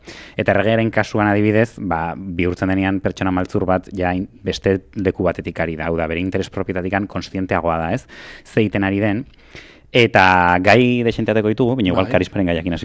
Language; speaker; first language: Basque; native; Basque